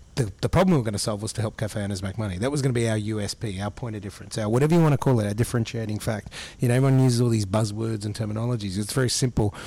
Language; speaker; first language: English; native; English